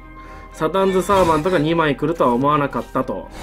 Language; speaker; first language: Japanese; native; Japanese